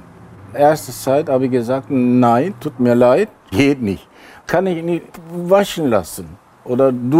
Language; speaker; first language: German; non-native, learner; Turkish